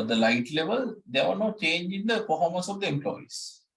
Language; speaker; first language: English; non-native, local second language; Sinhala